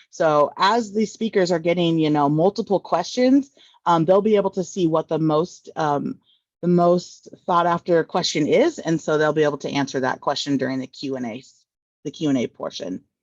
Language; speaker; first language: English; native; English